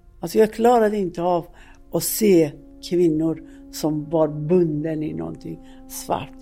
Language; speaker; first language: Swedish; non-native, fluent; Persian